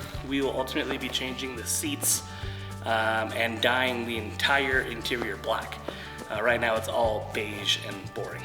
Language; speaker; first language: English; native; English